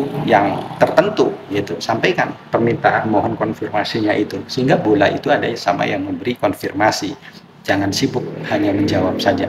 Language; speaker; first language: Indonesian; native; Indonesian